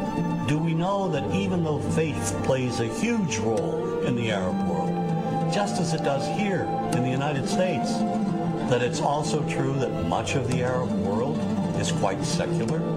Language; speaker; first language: English; native; English